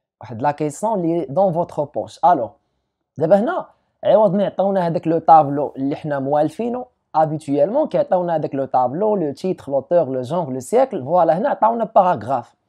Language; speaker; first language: French; non-native, local second language; Arabic